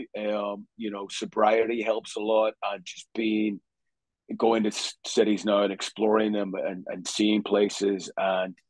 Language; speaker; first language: English; native; English